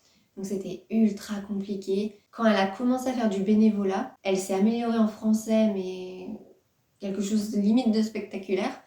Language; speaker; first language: French; native; French